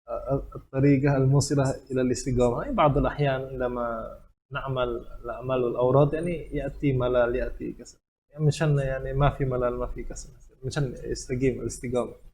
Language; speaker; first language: Arabic; non-native, fluent; Indonesian